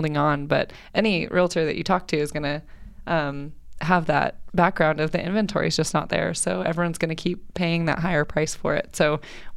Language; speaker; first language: English; native; English